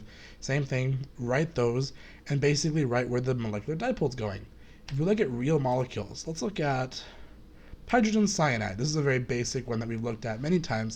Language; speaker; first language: English; native; English